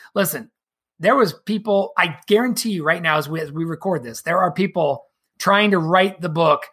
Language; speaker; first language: English; native; English